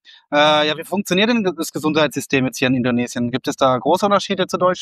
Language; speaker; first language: German; native; German